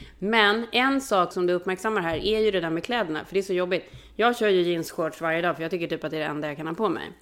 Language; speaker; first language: Swedish; native; Swedish